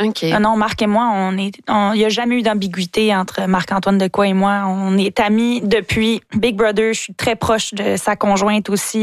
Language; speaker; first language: French; native; French